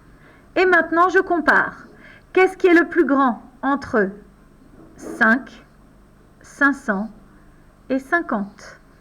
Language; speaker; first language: French; native; French